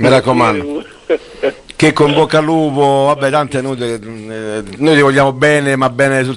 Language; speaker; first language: Italian; native; Italian